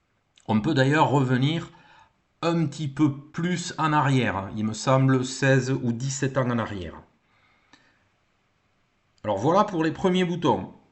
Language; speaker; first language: French; native; French